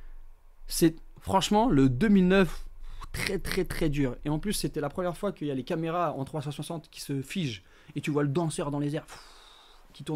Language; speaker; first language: French; native; French